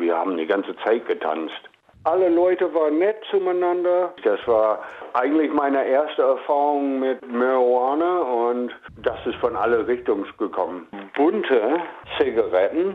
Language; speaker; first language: German; non-native, fluent; English